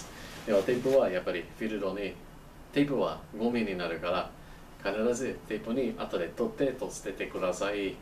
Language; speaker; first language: Japanese; non-native, learner; English